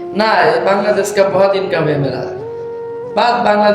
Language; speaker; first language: Hindi; non-native, learner; Bangla